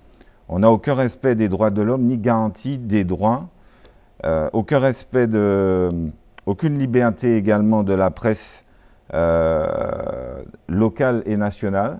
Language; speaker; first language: French; native; French